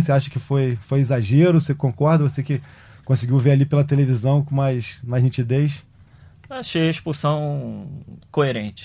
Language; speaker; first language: Portuguese; native; Portuguese